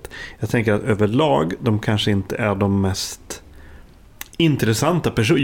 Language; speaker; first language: Swedish; native; Swedish